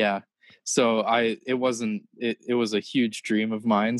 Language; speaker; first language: English; native; English